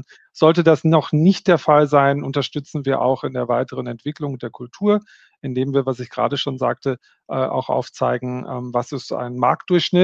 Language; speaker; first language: German; native; German